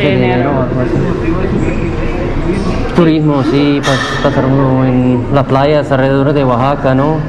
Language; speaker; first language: Spanish; non-native, learner; English